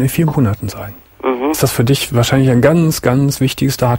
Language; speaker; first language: German; native; German